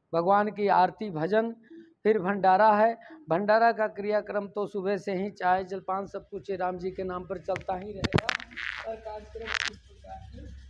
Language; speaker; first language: Hindi; native; Hindi